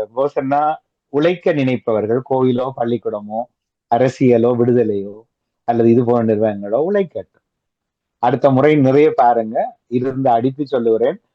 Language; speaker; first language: Tamil; native; Tamil